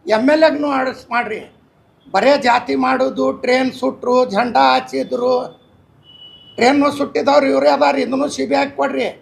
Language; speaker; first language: Kannada; non-native, local second language; Urdu